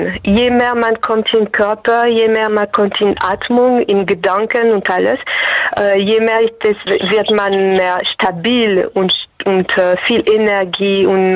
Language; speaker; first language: German; non-native, fluent; French